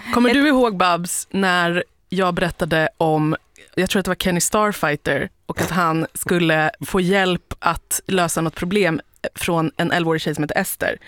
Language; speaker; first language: Swedish; native; Swedish